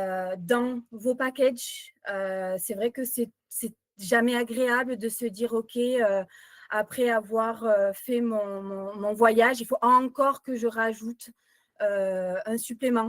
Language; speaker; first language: French; native; French